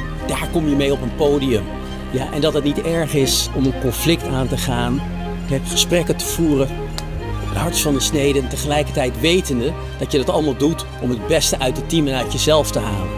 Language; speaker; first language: Dutch; native; Dutch